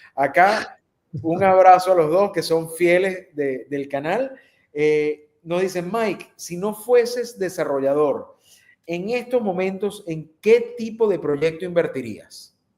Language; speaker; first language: Spanish; native; Spanish